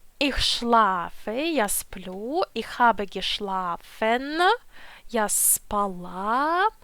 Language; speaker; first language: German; non-native, fluent; Ukrainian